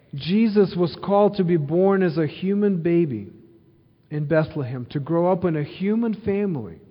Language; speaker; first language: English; early bilingual, other home language; Ukrainian